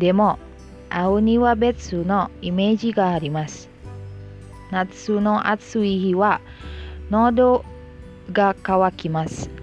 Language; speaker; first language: Japanese; non-native, learner; Indonesian